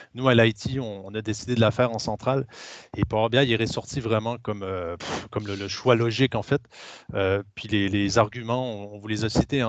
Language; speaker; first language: French; native; French